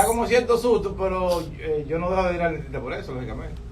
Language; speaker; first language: Spanish; native; Spanish